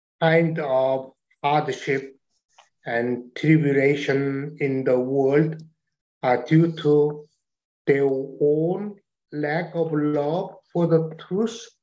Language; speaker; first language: English; non-native, learner; Chinese